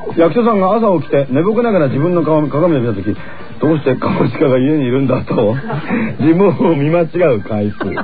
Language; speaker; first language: Japanese; native; Japanese